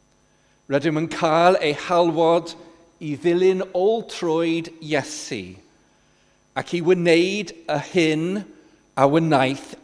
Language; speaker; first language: Welsh; non-native, fluent; English